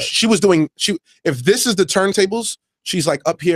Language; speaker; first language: English; native; English